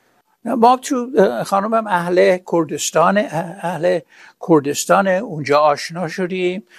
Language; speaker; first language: Persian; non-native, fluent; English